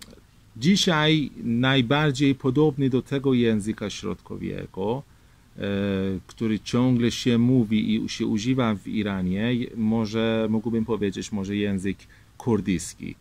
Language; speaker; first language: Polish; non-native, fluent; Persian